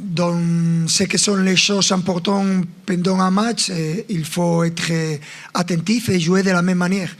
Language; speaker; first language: French; non-native, fluent; Spanish